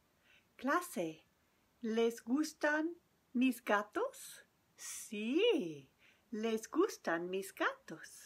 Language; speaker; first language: Spanish; non-native, learner; English